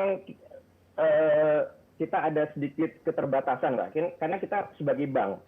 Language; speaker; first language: Indonesian; native; Indonesian